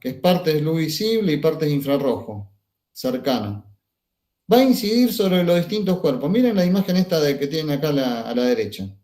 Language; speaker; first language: Spanish; native; Spanish